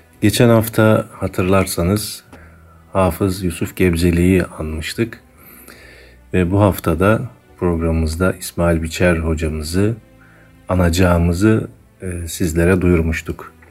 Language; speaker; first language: Turkish; native; Turkish